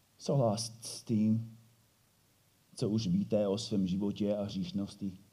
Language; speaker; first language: Czech; non-native, fluent; English